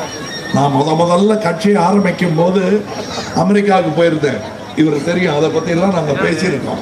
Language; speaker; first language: Tamil; native; Tamil